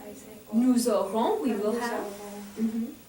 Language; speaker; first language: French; non-native, fluent; English